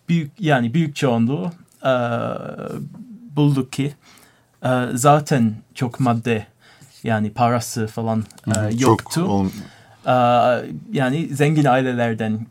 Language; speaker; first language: Turkish; non-native, learner; English